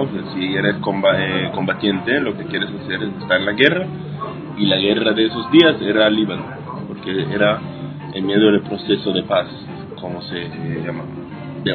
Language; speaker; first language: Spanish; non-native, fluent; Hebrew